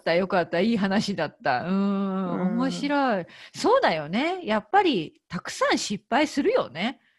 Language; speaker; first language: Japanese; native; Japanese